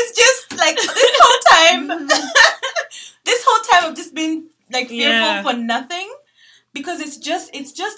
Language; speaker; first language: English; non-native, local second language; Ganda